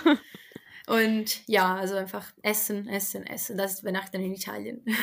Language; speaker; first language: German; non-native, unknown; Italian